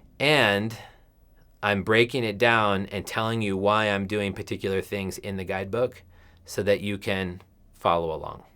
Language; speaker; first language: English; native; English